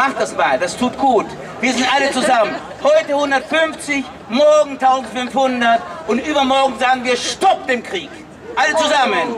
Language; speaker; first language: German; early bilingual, heritage; German